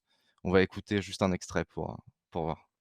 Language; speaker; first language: French; native; French